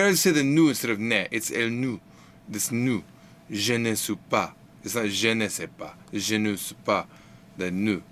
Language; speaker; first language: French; non-native, learner; English